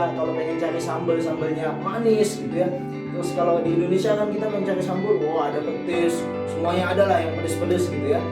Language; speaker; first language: Indonesian; native; Indonesian